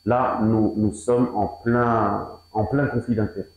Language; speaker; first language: French; non-native, local second language; Arabic